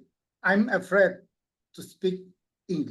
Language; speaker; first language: English; non-native, learner; Spanish